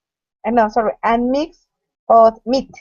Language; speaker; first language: English; non-native, learner; Spanish